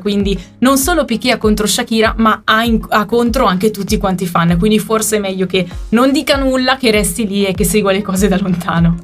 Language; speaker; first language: Italian; native; Italian